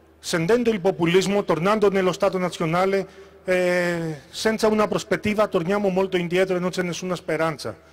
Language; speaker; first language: Italian; non-native, fluent; Greek